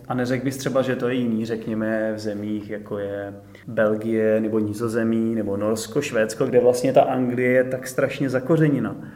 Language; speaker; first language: Czech; native; Czech